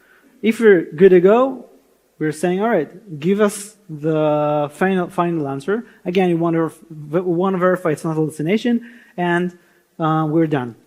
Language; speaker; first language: English; non-native, fluent; Hebrew